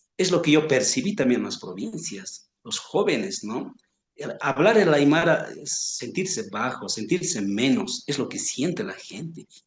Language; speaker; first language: Spanish; non-native, local second language; Aymara